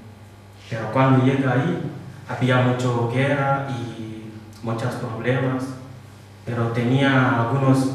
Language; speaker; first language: Spanish; non-native, fluent; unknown